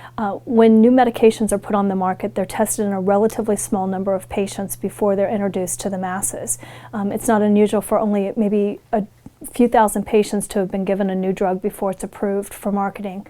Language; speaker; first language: English; native; English